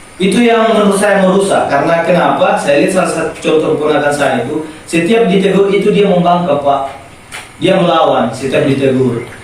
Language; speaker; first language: Indonesian; native; Indonesian